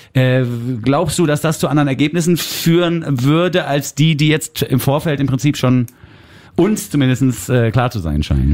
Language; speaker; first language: German; native; German